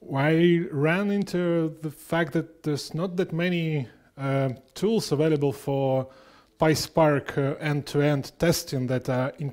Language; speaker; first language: English; non-native, fluent; Russian